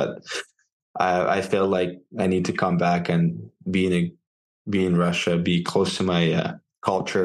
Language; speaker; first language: English; non-native, fluent; Russian